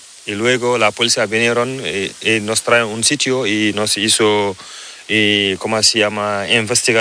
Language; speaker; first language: Spanish; non-native, learner; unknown